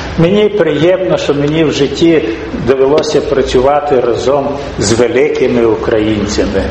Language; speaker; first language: Ukrainian; native; Ukrainian